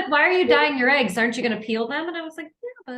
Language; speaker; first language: English; native; English